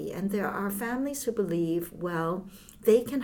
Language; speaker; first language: English; early bilingual, other home language; Cantonese